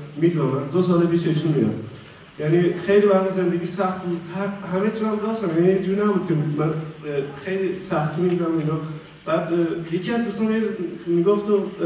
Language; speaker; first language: Persian; native; Persian